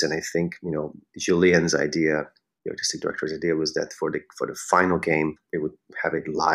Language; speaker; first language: English; non-native, fluent; Hungarian